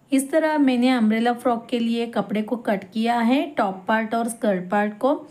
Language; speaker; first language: Hindi; non-native, local second language; Kannada